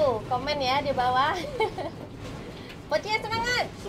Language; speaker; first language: Indonesian; native; Indonesian